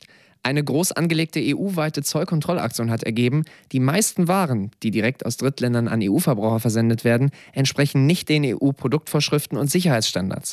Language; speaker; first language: German; native; German